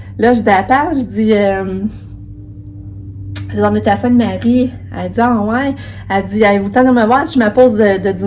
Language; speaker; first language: French; native; French